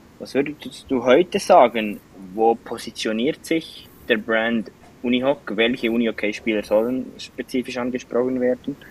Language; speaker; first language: German; native; German